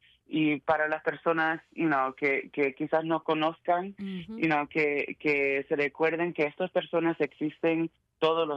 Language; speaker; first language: Spanish; early bilingual, heritage; Spanish